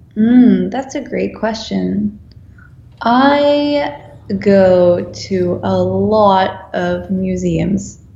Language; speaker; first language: English; non-native, fluent; Dutch